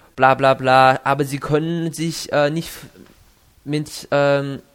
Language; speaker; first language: German; non-native, fluent; Chinese